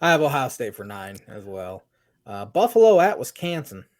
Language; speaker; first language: English; native; English